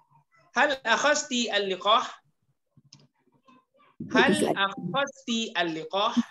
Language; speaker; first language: Arabic; non-native, fluent; Malay